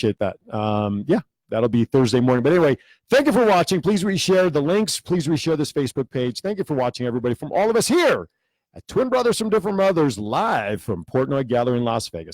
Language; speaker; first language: English; native; English